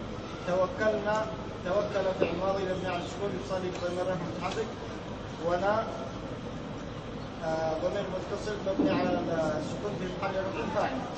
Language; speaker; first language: Arabic; non-native, learner; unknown